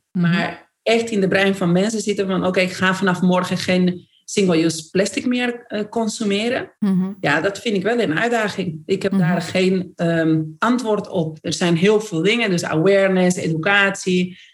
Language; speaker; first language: Dutch; non-native, fluent; Spanish